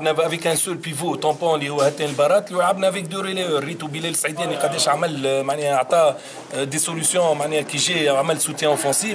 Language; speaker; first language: French; non-native, local second language; Arabic